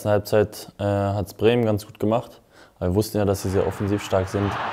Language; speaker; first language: German; native; German